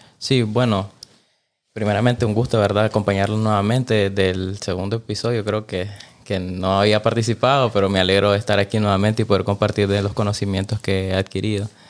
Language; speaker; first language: Spanish; native; Spanish